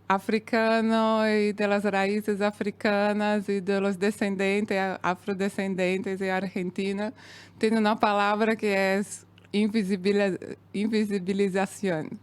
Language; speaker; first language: Spanish; non-native, fluent; Portuguese